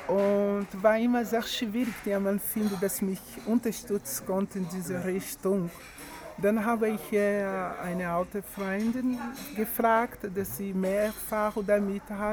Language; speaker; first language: German; non-native, learner; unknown